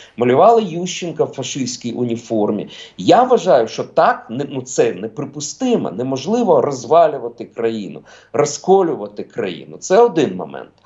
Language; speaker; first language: Ukrainian; non-native, local second language; Russian